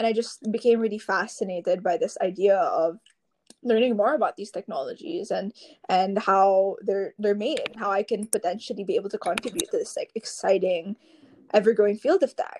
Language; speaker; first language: English; non-native, local second language; Filipino